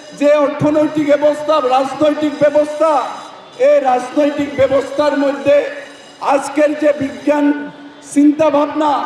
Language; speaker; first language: Bangla; non-native, learner; Assamese